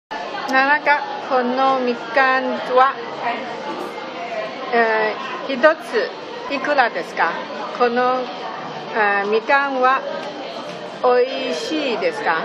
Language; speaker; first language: Japanese; non-native, learner; Chinese